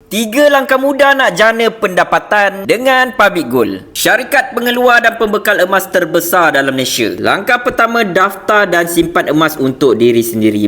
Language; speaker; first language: Malay; native; Malay